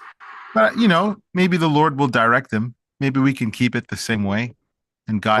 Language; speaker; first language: English; native; English